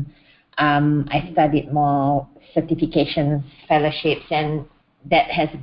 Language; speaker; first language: English; non-native, local second language; Malay